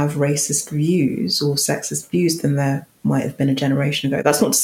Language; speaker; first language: English; native; English